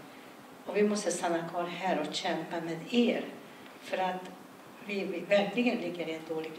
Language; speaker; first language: Swedish; non-native, fluent; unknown